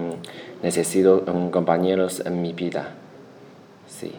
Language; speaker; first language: Spanish; non-native, learner; Chinese